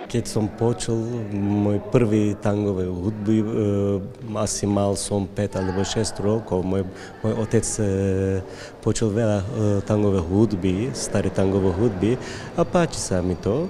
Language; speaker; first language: Slovak; non-native, learner; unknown